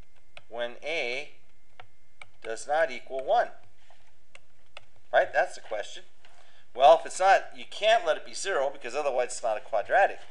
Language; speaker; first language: English; native; English